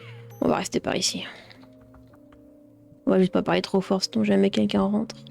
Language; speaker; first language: French; native; French